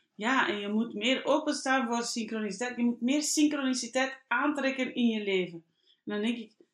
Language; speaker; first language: Dutch; native; Dutch